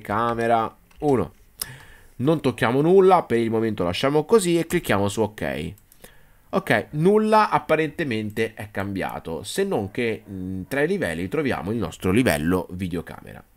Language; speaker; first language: Italian; native; Italian